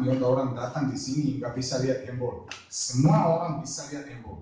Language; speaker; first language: Indonesian; non-native, fluent; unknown